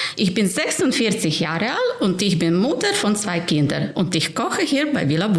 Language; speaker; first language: German; non-native, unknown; Ukrainian